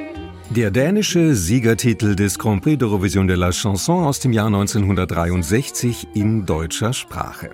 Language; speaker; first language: German; native; German